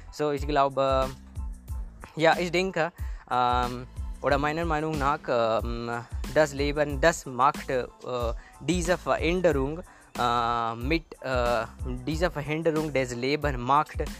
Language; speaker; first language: German; non-native, learner; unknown